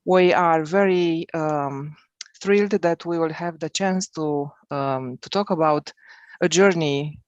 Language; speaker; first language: English; non-native, fluent; Romanian